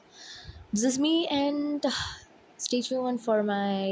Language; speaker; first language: English; non-native, local second language; Malayalam